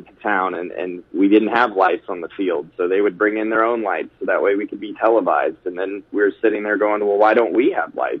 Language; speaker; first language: English; native; English